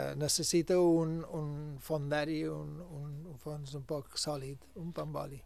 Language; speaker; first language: Catalan; early bilingual, other home language; English